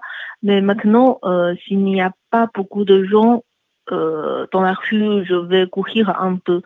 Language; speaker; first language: French; non-native, learner; Chinese